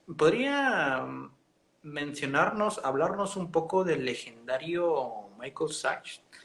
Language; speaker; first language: Spanish; native; Spanish